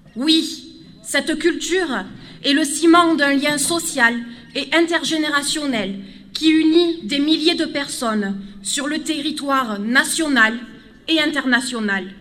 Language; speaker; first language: French; native; French